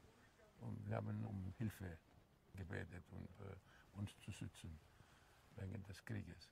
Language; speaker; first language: German; non-native, fluent; Greek